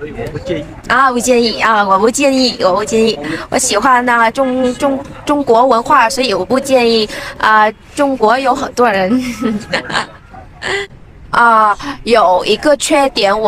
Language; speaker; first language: Chinese; non-native, learner; Vietnamese